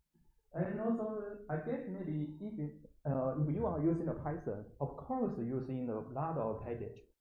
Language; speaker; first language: English; non-native, learner; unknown